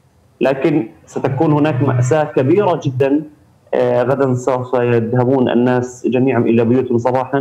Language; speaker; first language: Arabic; native; Arabic